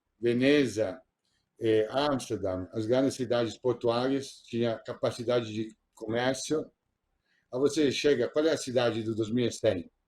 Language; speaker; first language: Portuguese; non-native, fluent; Italian